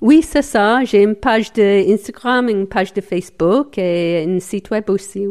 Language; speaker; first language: French; non-native, fluent; English